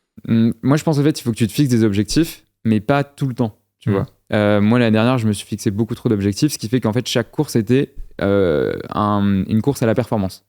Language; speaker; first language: French; native; French